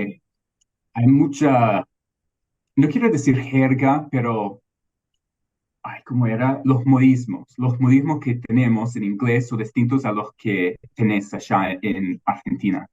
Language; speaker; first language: Spanish; non-native, fluent; English